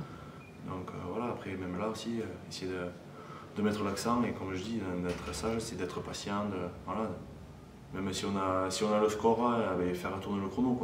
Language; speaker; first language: French; native; French